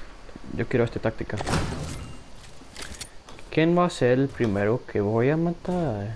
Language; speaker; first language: Spanish; non-native, learner; English